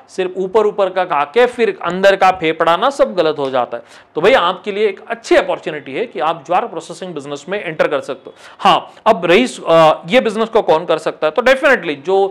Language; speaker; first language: Hindi; non-native, local second language; Marathi